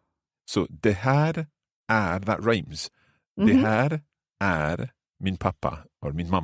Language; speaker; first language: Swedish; non-native, learner; English